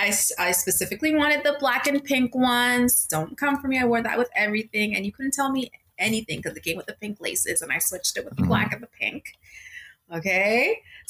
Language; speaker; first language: English; native; English